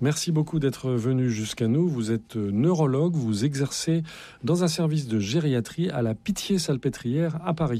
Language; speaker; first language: French; native; French